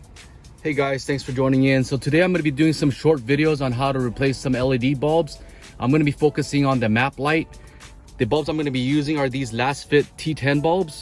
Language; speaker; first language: English; native; English